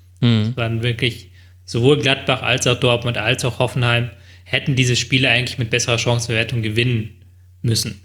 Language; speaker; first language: German; native; German